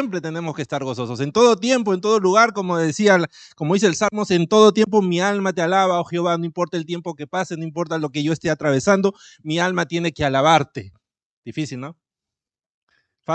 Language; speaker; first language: Spanish; native; Spanish